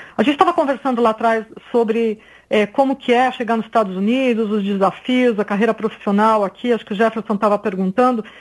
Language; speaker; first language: Portuguese; native; Portuguese